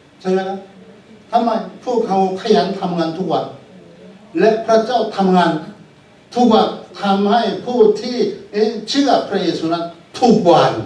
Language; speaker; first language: Thai; non-native, fluent; Korean